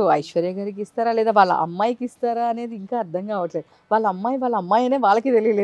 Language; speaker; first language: Telugu; native; Telugu